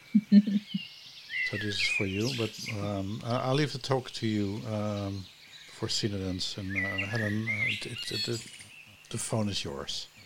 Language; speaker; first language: English; non-native, fluent; Dutch